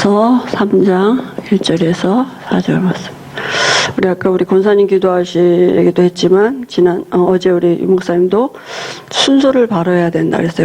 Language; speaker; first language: Korean; native; Korean